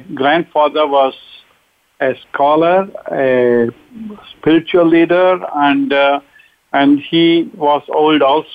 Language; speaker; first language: English; non-native, local second language; Kannada